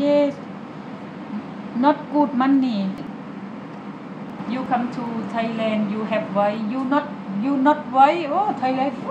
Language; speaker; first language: English; non-native, learner; Thai